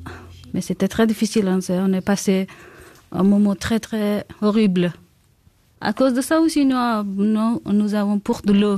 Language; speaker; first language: French; non-native, learner; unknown